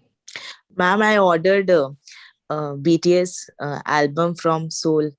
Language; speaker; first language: English; non-native, local second language; Bangla